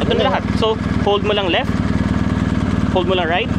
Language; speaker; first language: Filipino; native; Filipino